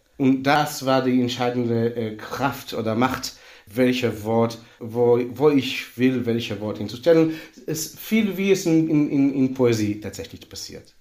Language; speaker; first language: German; non-native, fluent; Hebrew